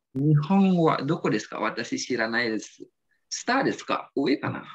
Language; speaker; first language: Japanese; non-native, fluent; Indonesian